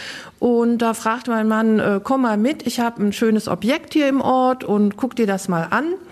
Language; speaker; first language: German; native; German